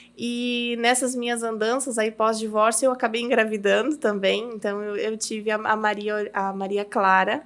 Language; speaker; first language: Portuguese; early bilingual, heritage; Portuguese